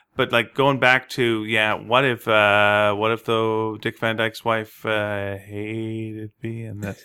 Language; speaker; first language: English; native; English